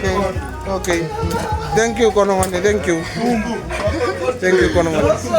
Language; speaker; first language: English; non-native, local second language; Fijian